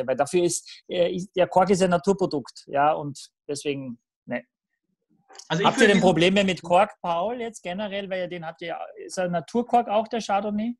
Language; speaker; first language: German; native; German